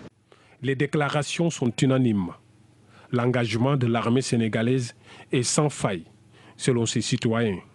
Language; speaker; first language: French; non-native, local second language; Wolof